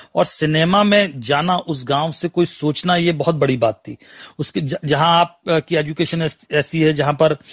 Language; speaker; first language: Hindi; native; Hindi